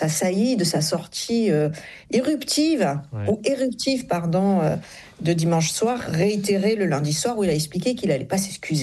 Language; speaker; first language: French; native; French